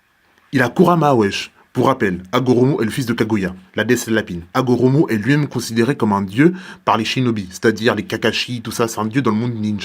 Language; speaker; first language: French; native; French